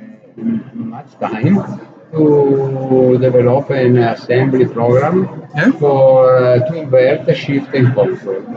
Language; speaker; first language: English; non-native, learner; Italian